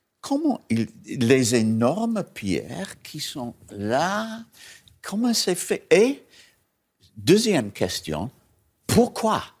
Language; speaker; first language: French; non-native, learner; English